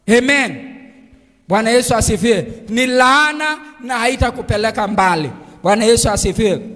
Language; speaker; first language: Swahili; non-native, local second language; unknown